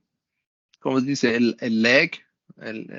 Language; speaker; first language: Spanish; non-native, learner; German